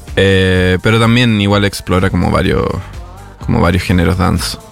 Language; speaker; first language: Spanish; native; Spanish